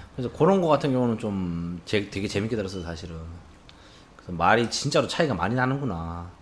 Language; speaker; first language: Korean; native; Korean